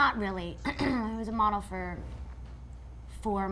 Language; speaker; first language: English; native; English